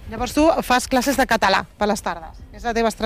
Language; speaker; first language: Catalan; native; Catalan